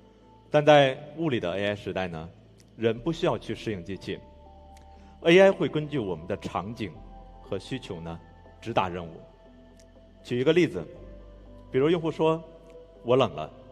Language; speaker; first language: Chinese; native; Chinese